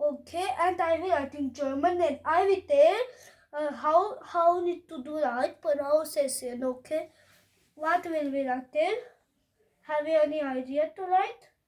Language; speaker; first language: English; non-native, learner; Hindi